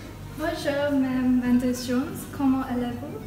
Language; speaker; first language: French; non-native, learner; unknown